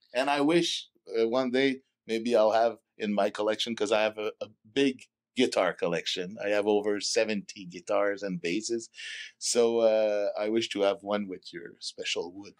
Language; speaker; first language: English; non-native, fluent; French